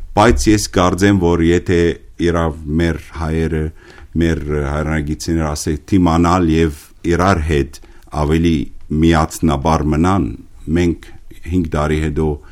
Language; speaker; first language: Armenian; early bilingual, heritage; Armenian